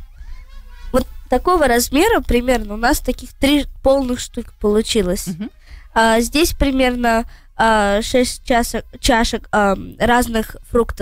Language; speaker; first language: Russian; early bilingual, heritage; Russian